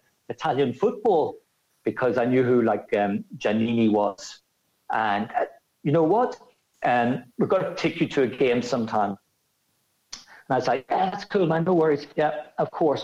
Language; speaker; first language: English; native; English